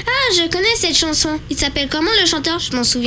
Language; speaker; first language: French; native; French